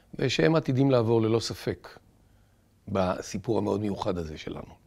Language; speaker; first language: Hebrew; native; Hebrew